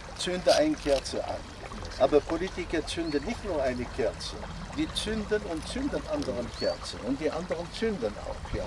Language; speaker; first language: German; non-native, learner; Arabic